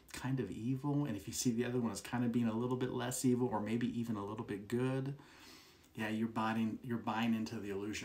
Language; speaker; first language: English; native; English